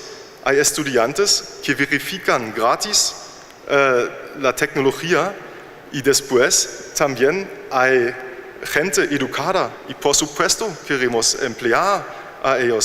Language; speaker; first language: Spanish; non-native, learner; German